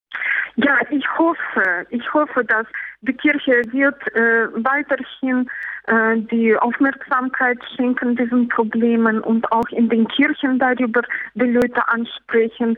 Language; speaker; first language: German; non-native, fluent; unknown